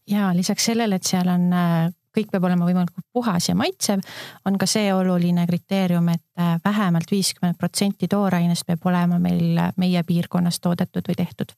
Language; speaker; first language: Estonian; native; Estonian